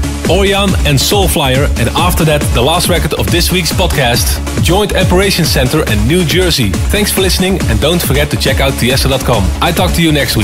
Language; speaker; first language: English; non-native, fluent; Dutch